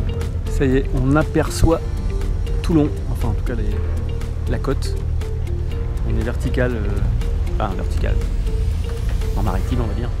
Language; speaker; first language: French; native; French